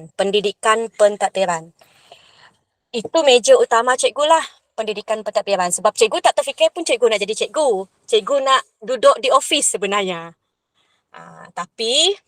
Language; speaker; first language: Malay; non-native, local second language; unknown